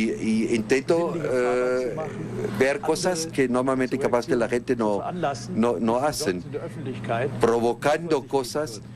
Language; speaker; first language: Spanish; non-native, fluent; German